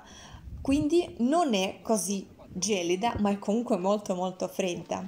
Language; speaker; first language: Italian; non-native, fluent; Russian